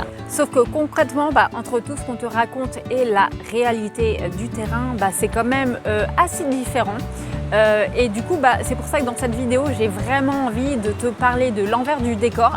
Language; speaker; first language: French; native; French